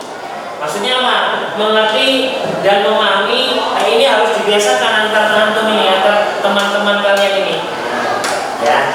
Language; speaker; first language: Indonesian; native; Indonesian